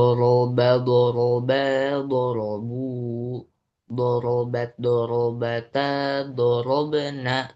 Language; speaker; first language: Arabic; non-native, learner; Indonesian